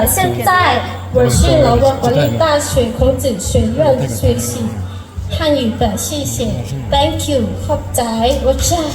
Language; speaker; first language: Chinese; non-native, learner; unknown